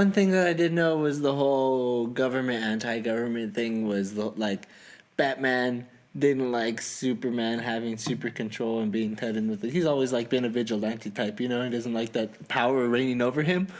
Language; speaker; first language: English; native; English